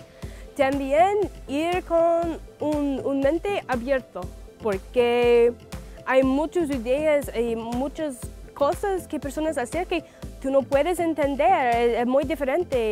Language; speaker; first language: Spanish; non-native, learner; English